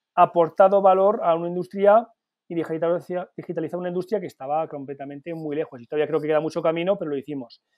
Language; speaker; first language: Spanish; early bilingual, heritage; Spanish